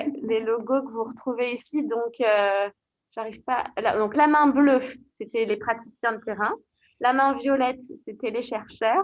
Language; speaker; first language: French; native; French